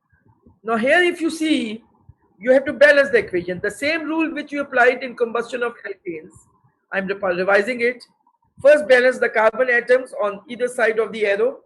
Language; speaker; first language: English; non-native, local second language; Urdu